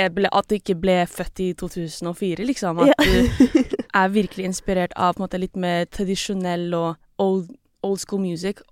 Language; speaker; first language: Norwegian; non-native, local second language; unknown